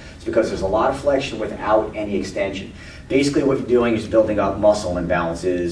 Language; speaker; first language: English; native; English